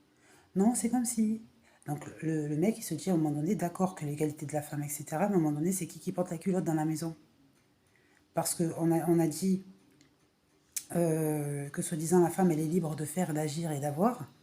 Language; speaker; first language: French; native; French